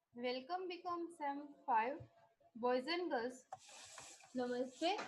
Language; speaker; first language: English; non-native, local second language; Gujarati